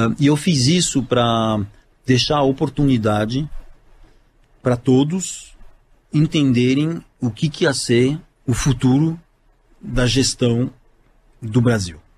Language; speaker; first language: Portuguese; non-native, fluent; French